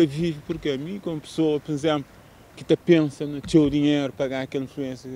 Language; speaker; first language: Portuguese; non-native, local second language; Kabuverdianu